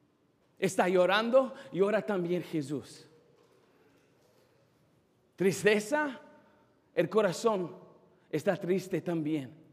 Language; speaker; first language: Spanish; non-native, fluent; English